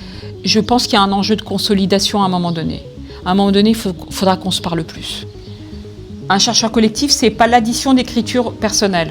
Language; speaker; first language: French; native; French